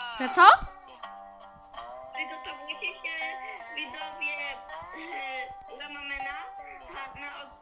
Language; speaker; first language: Polish; native; Polish